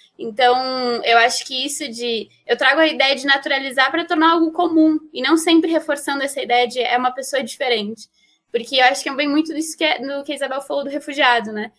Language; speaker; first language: Portuguese; non-native, fluent; Spanish